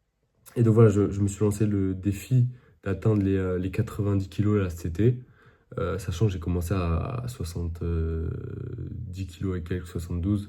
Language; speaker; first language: French; native; French